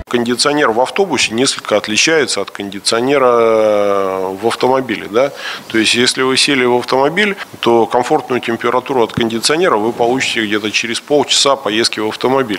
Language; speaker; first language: Russian; native; Russian